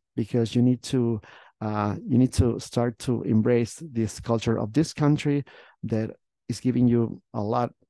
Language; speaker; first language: English; non-native, fluent; Spanish